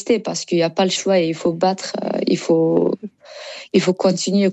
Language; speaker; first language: French; non-native, learner; Persian